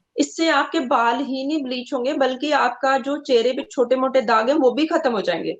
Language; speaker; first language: Hindi; non-native, local second language; Punjabi